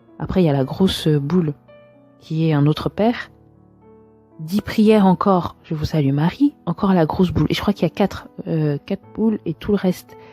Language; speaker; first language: French; native; French